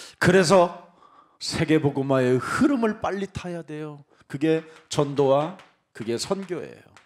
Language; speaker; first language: Korean; native; Korean